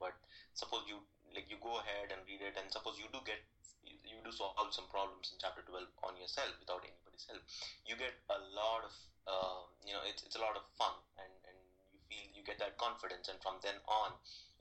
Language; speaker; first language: English; non-native, local second language; Telugu